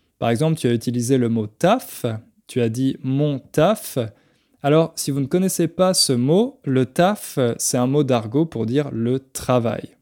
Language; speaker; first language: French; native; French